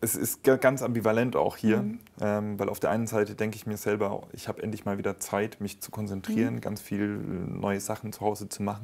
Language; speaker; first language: German; native; German